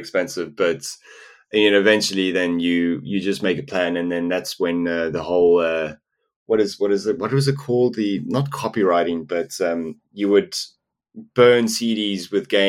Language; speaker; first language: English; non-native, local second language; Afrikaans